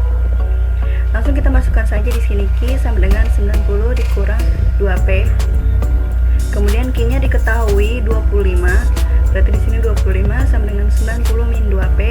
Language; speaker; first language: Indonesian; native; Indonesian